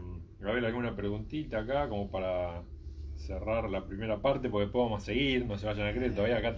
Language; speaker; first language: Spanish; native; Spanish